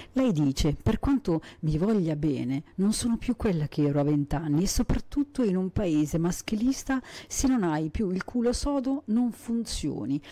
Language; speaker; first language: Italian; native; Italian